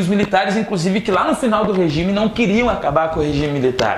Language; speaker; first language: Portuguese; native; Portuguese